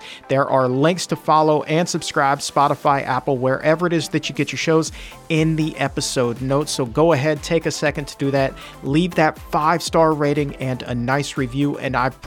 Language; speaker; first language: English; native; English